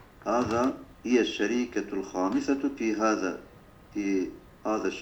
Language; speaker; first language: Arabic; non-native, learner; Turkish